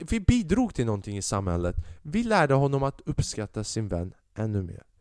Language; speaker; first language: Swedish; early bilingual, other home language; Albanian